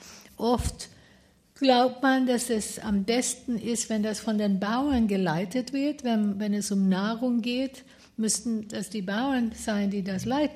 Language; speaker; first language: German; non-native, fluent; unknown